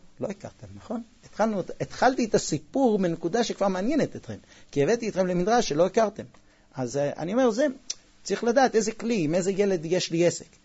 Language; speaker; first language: Hebrew; non-native, fluent; English